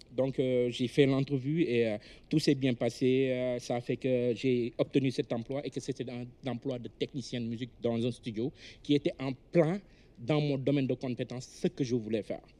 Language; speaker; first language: French; non-native, local second language; Wolof